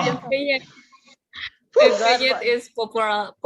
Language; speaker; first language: English; non-native, learner; Indonesian